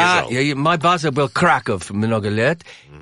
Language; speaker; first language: Russian; non-native, learner; English